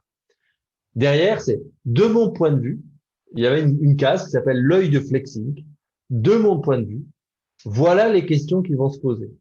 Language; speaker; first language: French; native; French